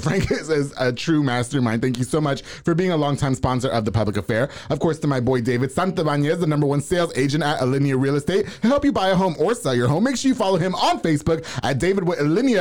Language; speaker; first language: English; native; English